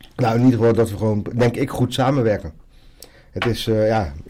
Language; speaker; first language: Dutch; native; Dutch